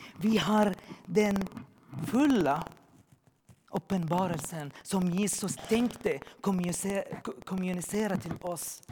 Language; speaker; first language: Swedish; non-native, learner; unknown